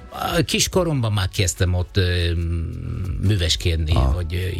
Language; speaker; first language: Hungarian; non-native, learner; Italian